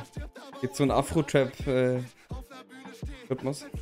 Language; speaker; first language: German; native; German